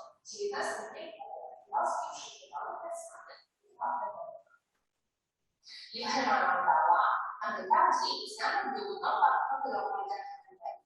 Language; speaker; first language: Polish; native; Polish